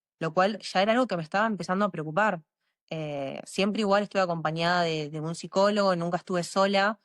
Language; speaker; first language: Spanish; native; Spanish